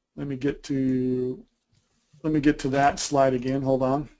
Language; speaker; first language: English; native; English